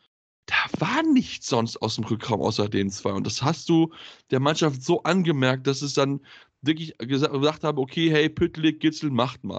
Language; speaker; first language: German; native; German